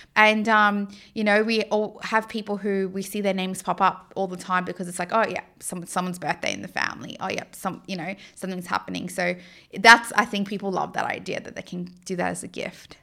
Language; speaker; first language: English; native; English